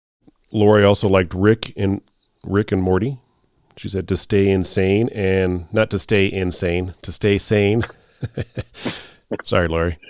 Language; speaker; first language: English; native; English